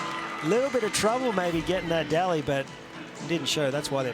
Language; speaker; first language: English; native; English